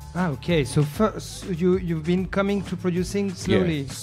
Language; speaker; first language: English; non-native, learner; French